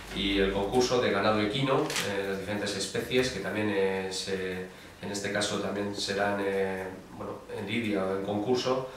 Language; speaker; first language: Spanish; non-native, local second language; Basque